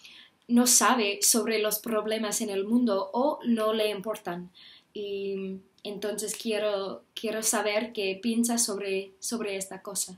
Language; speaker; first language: Spanish; non-native, learner; English